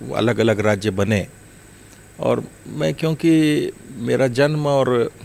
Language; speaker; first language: Hindi; native; Hindi